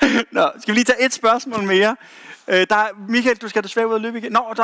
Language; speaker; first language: Danish; native; Danish